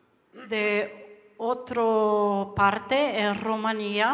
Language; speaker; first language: Spanish; non-native, learner; Romanian